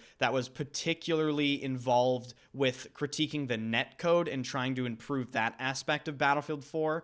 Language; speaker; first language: English; native; English